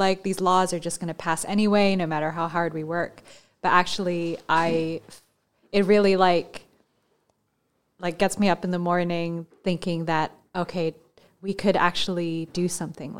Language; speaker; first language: English; non-native, local second language; Cantonese